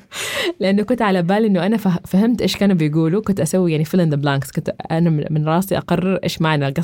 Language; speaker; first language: Arabic; native; Arabic